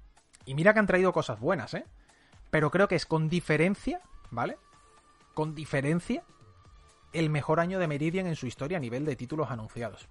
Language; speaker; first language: Spanish; native; Spanish